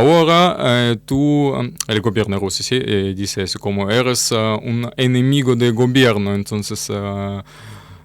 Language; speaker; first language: Spanish; non-native, learner; Russian